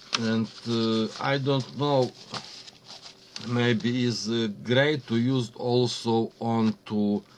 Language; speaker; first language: English; non-native, learner; Ukrainian